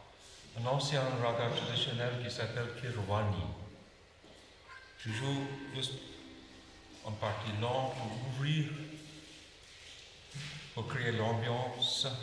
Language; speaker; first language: French; non-native, learner; English